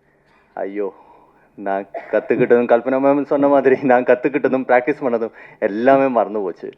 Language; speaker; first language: Tamil; non-native, fluent; Malayalam